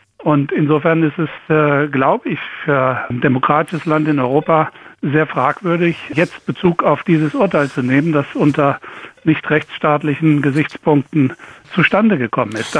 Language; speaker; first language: German; native; German